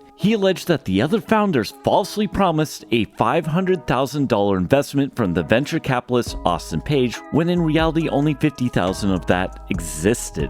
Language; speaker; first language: English; native; English